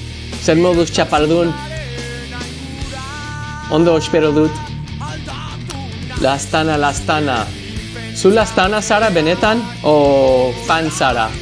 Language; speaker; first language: Basque; non-native, learner; English